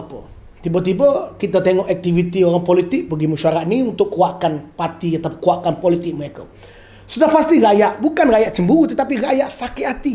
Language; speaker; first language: Malay; native; Malay